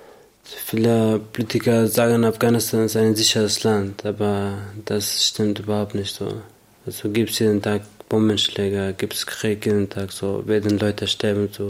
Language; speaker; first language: German; non-native, learner; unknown